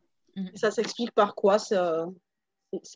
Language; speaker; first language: French; native; French